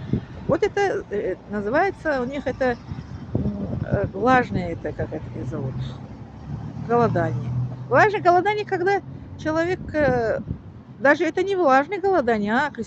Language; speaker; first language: Russian; non-native, learner; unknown